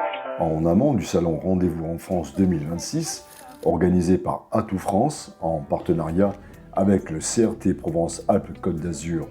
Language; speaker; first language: French; native; French